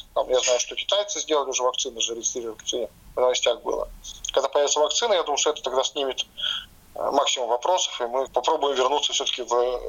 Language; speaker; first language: Russian; non-native, local second language; Latvian